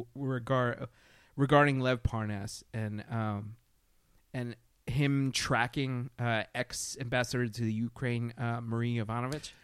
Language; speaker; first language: English; native; English